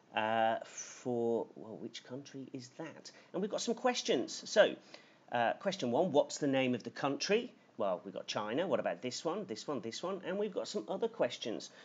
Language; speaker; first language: English; native; English